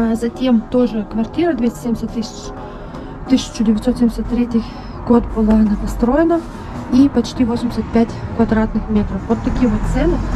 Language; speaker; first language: Russian; early bilingual, heritage; Russian